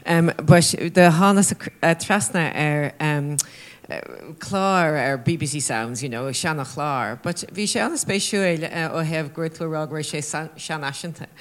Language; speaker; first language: Irish; native; Irish